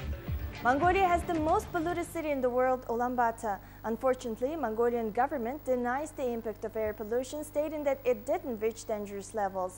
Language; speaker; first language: English; non-native, fluent; Mongolian